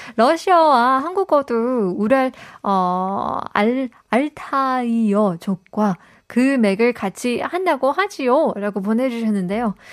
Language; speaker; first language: Korean; native; Korean